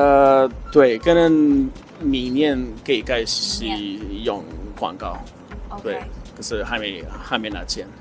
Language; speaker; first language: Chinese; non-native, fluent; Spanish